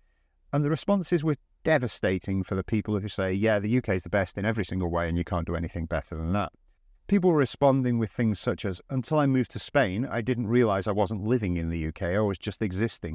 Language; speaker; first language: English; native; English